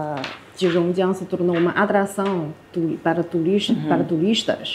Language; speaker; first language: Portuguese; non-native, fluent; Chinese